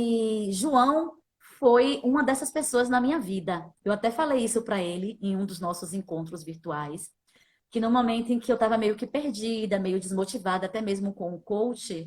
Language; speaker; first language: Portuguese; native; Portuguese